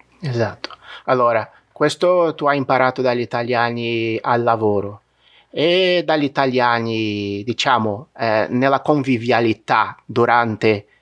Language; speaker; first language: Italian; non-native, fluent; Portuguese